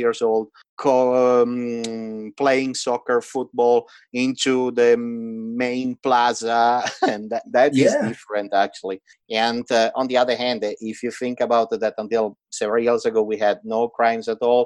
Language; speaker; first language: English; non-native, fluent; Italian